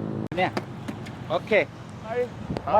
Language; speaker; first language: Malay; non-native, local second language; Chinese